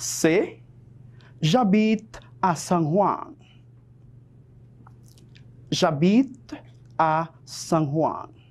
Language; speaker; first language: French; non-native, fluent; Spanish